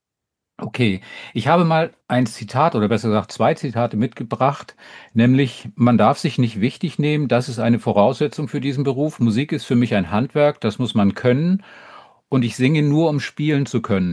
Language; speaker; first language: German; native; German